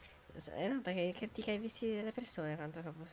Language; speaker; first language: Italian; native; Italian